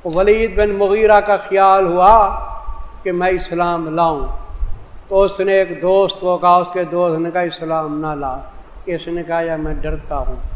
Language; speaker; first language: Urdu; non-native, local second language; Saraiki